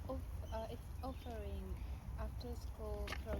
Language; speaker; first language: English; non-native, fluent; Japanese